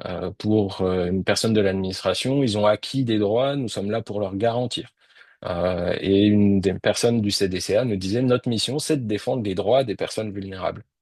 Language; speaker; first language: French; native; French